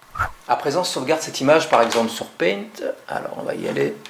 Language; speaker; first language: French; native; French